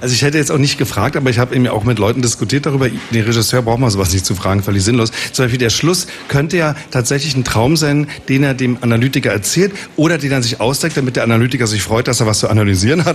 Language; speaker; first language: German; native; German